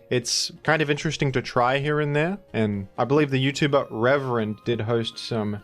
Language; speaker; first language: English; native; English